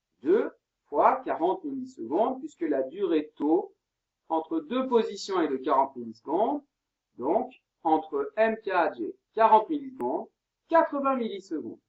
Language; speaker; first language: French; native; French